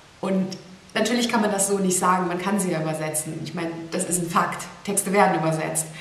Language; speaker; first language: German; native; German